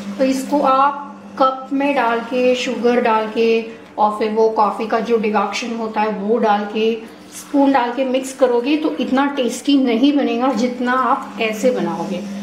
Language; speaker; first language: Hindi; non-native, local second language; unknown